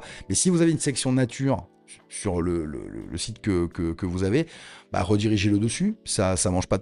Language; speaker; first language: French; native; French